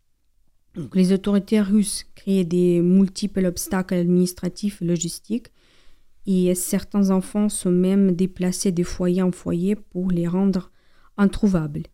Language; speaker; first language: French; non-native, fluent; Ukrainian